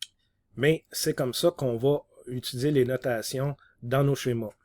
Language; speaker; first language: French; native; French